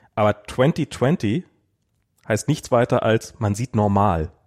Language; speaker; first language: German; native; German